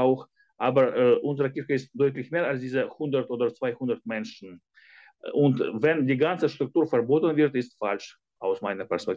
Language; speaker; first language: German; non-native, fluent; Ukrainian